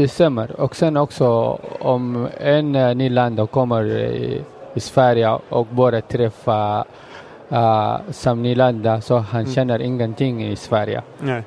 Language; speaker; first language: Swedish; non-native, learner; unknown